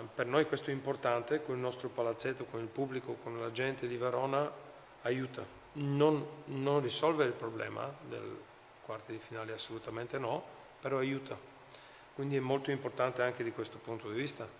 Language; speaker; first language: Italian; non-native, fluent; Bulgarian